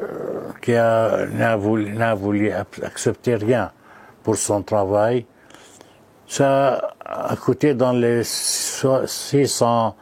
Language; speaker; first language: French; non-native, fluent; Arabic